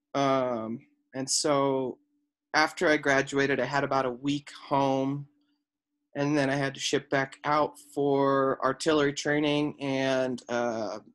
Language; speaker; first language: English; native; English